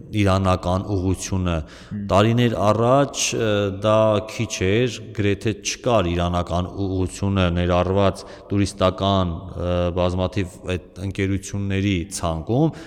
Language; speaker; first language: Armenian; native; Armenian